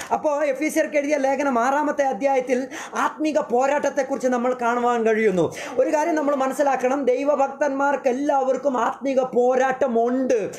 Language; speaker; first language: Malayalam; early bilingual, heritage; Malayalam